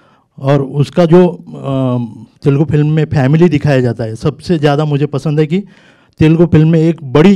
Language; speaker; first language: Hindi; non-native, local second language; Marathi